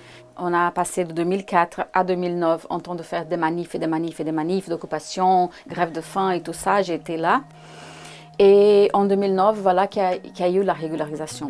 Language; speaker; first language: French; non-native, fluent; Portuguese